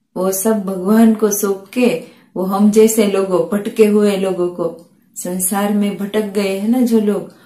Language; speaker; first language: Hindi; non-native, local second language; Gujarati